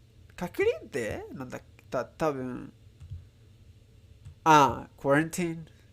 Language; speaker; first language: Japanese; non-native, learner; Spanish